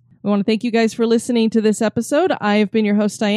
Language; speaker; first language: English; native; English